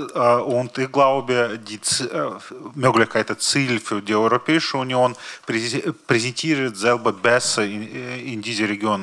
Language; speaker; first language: German; non-native, learner; Russian